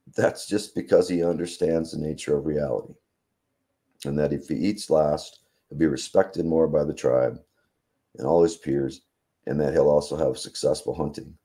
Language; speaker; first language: English; native; English